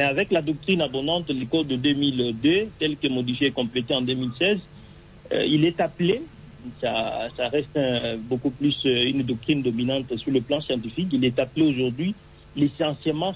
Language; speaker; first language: French; non-native, local second language; Swahili